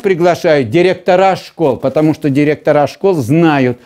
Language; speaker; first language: Russian; native; Russian